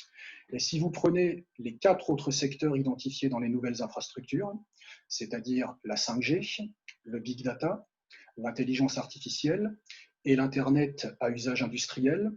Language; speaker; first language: French; native; French